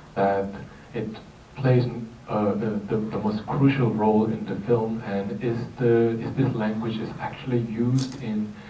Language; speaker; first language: English; non-native, fluent; Korean